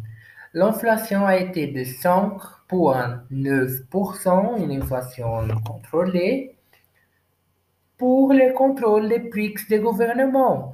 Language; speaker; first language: French; non-native, learner; Portuguese